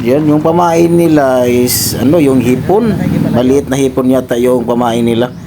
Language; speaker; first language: Filipino; non-native, local second language; Cebuano